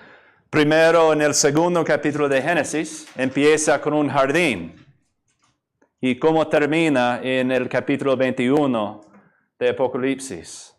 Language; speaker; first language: Spanish; non-native, fluent; English